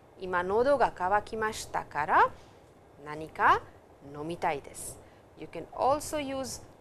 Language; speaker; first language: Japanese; non-native, fluent; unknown